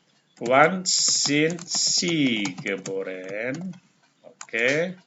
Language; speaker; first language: German; non-native, fluent; Indonesian